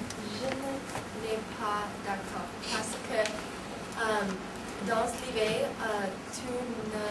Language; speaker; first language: French; non-native, learner; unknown